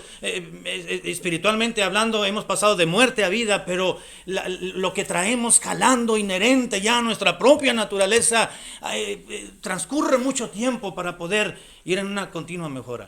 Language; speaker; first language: Spanish; native; Spanish